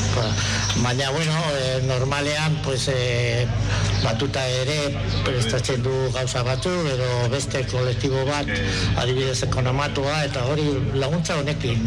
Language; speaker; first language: Basque; non-native, local second language; Spanish